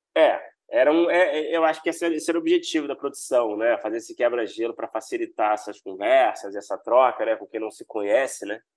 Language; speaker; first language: Portuguese; native; Portuguese